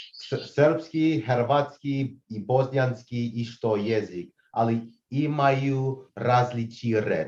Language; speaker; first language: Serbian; non-native, learner; English